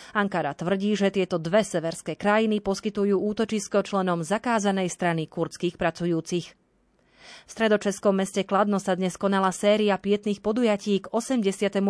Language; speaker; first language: Slovak; native; Slovak